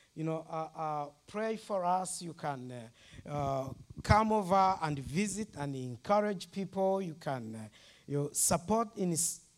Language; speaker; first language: English; non-native, local second language; Kinyarwanda